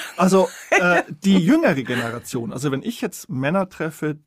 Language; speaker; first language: German; native; German